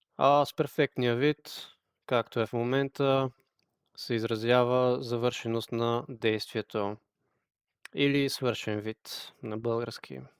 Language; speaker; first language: Bulgarian; native; Bulgarian